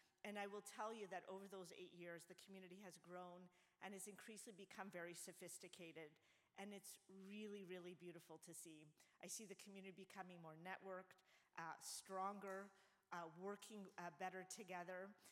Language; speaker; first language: English; native; English